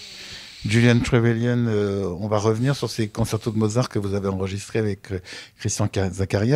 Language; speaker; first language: French; native; French